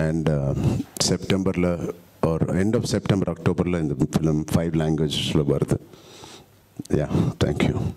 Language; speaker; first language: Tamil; non-native, local second language; Telugu